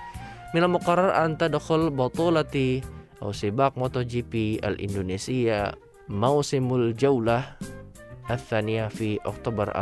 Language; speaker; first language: Arabic; non-native, fluent; Indonesian